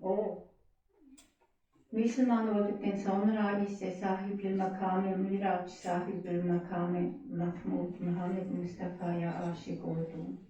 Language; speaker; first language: Turkish; non-native, learner; German